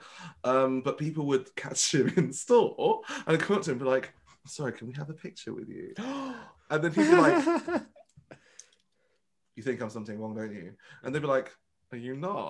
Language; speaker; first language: English; non-native, local second language; Vietnamese